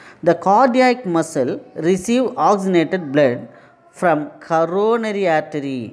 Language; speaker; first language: English; non-native, local second language; Tamil